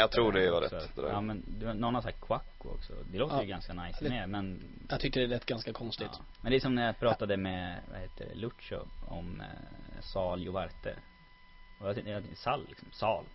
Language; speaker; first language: Swedish; native; Swedish